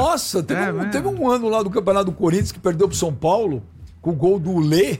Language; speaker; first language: Portuguese; native; Portuguese